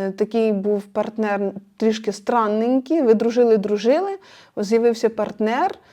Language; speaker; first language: Ukrainian; non-native, local second language; Russian